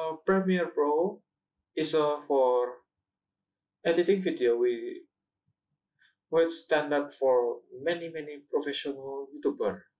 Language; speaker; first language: English; non-native, learner; Indonesian